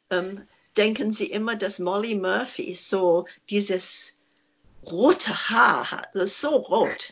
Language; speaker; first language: German; non-native, fluent; English